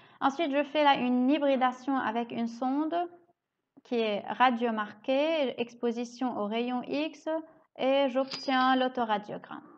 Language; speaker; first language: French; native; French